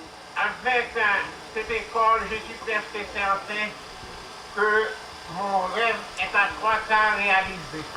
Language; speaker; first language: French; non-native, local second language; Haitian Creole